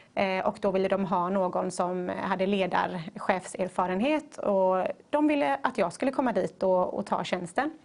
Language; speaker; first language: Swedish; native; Swedish